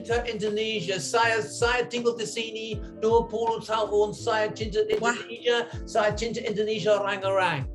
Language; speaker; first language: Indonesian; non-native, learner; English